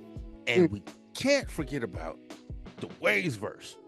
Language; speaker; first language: English; native; English